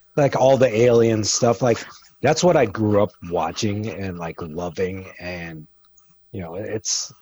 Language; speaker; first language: English; native; English